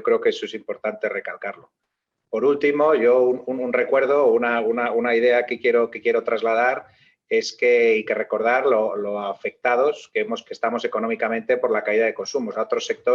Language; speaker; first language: Spanish; native; Spanish